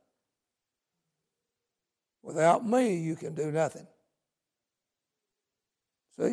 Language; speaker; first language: English; native; English